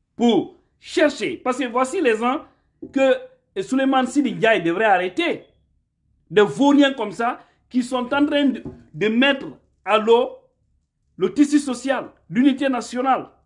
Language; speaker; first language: French; non-native, local second language; Fula